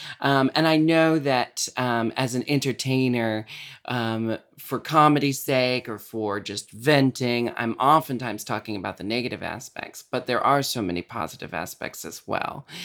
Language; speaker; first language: English; native; English